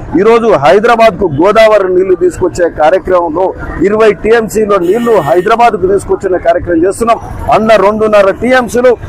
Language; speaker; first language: Telugu; native; Telugu